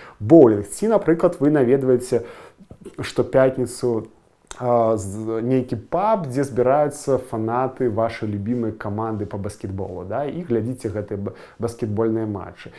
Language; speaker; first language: Belarusian; native; Belarusian